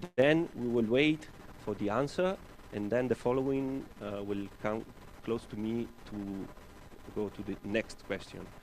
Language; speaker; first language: English; non-native, fluent; Italian